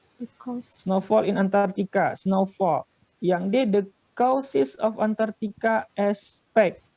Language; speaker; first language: English; non-native, fluent; Indonesian